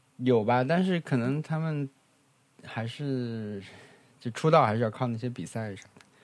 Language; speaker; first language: Chinese; native; Chinese